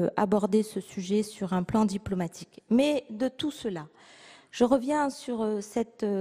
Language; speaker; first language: French; native; French